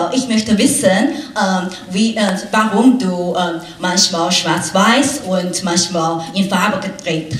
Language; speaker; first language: German; non-native, fluent; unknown